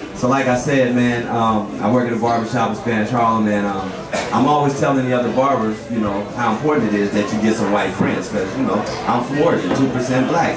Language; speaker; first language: English; native; English